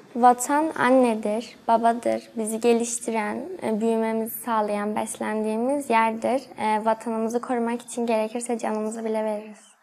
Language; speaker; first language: Turkish; native; Turkish